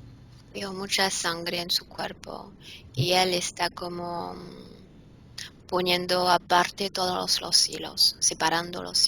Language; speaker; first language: Spanish; non-native, fluent; French